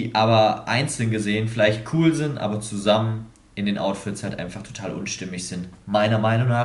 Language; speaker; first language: German; native; German